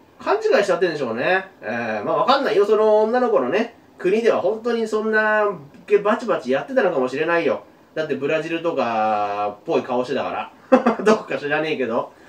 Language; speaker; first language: Japanese; native; Japanese